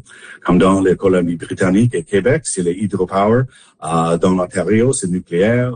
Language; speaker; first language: French; non-native, local second language; English